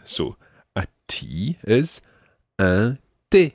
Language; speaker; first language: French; non-native, fluent; English